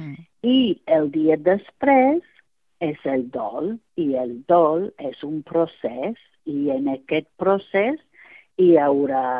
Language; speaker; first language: Catalan; non-native, fluent; English